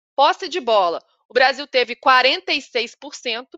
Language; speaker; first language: Portuguese; native; Portuguese